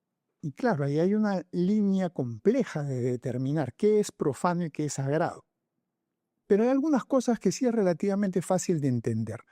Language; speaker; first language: Spanish; native; Spanish